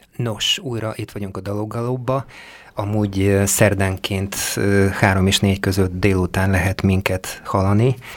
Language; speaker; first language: Hungarian; native; Hungarian